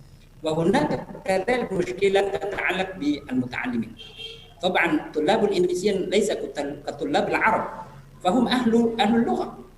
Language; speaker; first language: Arabic; non-native, fluent; Indonesian